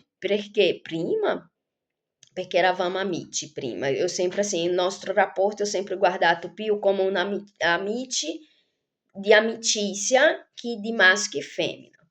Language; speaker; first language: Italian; non-native, fluent; Portuguese